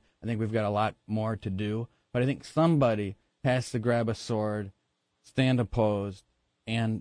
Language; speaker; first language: English; native; English